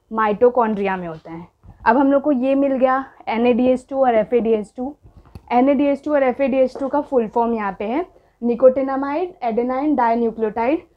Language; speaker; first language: Hindi; non-native, local second language; Marathi